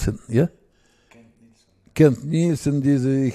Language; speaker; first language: German; non-native, learner; Russian